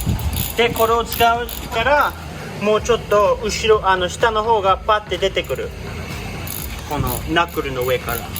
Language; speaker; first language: Japanese; early bilingual, heritage; Japanese